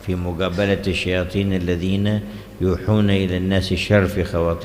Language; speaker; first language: Arabic; native; Arabic